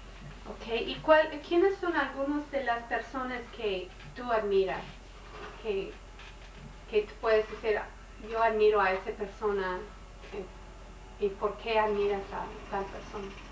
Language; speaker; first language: Spanish; non-native, learner; English